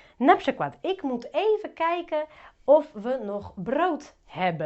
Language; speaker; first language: Dutch; non-native, fluent; Polish